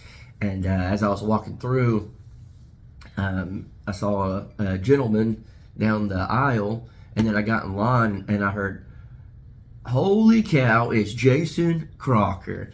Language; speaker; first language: English; native; English